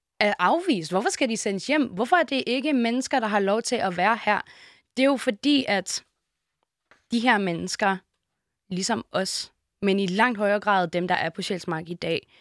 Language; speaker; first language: Danish; early bilingual, other home language; Bosnian